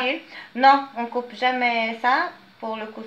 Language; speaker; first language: French; non-native, fluent; Arabic